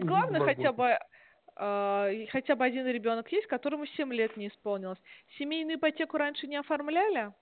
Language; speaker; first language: Russian; native; Russian